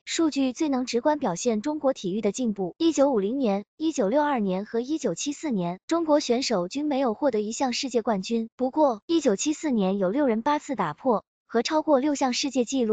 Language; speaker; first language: Chinese; native; Chinese